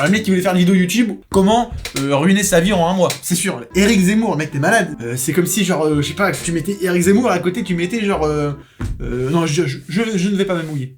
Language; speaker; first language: French; native; French